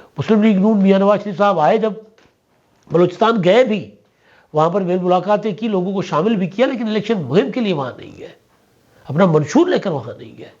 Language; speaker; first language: Urdu; non-native, local second language; Sindhi